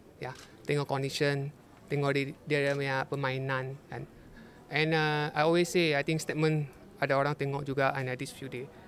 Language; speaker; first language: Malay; non-native, local second language; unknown